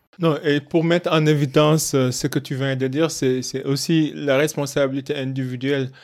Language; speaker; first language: French; non-native, local second language; Wolof